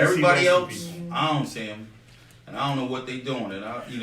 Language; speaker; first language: English; native; English